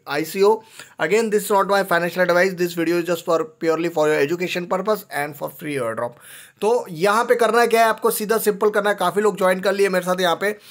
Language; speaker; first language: Hindi; native; Hindi